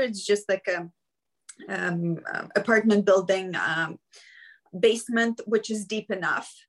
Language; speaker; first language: English; non-native, fluent; Ukrainian